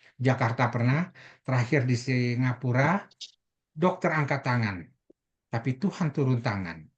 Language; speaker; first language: Indonesian; native; Indonesian